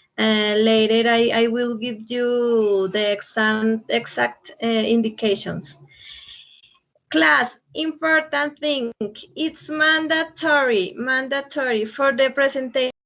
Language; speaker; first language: English; non-native, fluent; Spanish